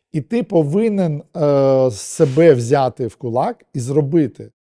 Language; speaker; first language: Ukrainian; non-native, local second language; Russian